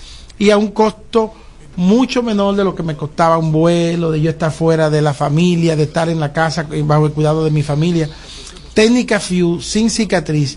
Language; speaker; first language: Spanish; native; Spanish